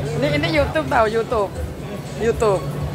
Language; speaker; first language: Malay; non-native, local second language; Indonesian